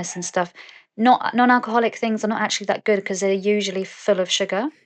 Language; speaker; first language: English; native; English